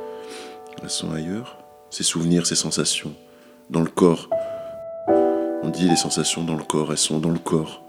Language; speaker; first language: French; native; French